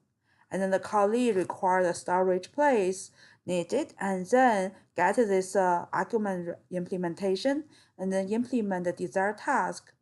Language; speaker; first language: English; non-native, fluent; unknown